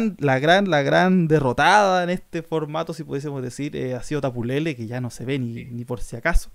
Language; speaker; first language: Spanish; native; Spanish